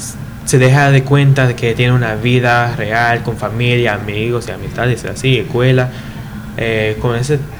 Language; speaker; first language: Spanish; early bilingual, heritage; English